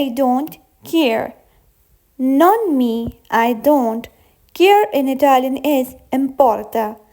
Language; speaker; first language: English; non-native, fluent; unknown